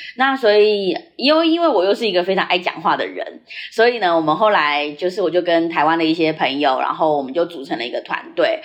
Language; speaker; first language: Chinese; early bilingual, heritage; Chinese